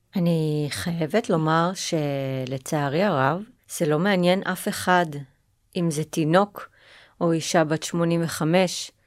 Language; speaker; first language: Hebrew; native; Hebrew